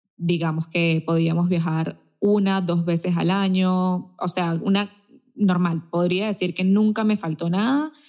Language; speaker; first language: Spanish; native; Spanish